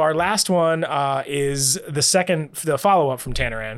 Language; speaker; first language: English; native; English